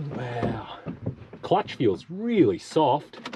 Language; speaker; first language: English; native; English